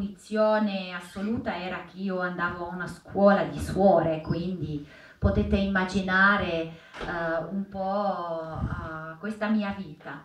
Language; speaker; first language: Italian; non-native, fluent; Arabic